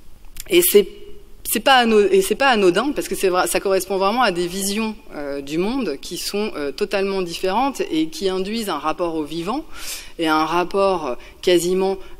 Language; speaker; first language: French; native; French